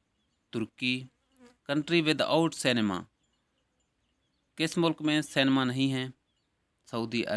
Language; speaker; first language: Urdu; native; Urdu